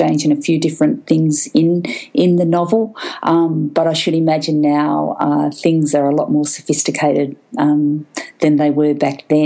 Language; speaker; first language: English; native; English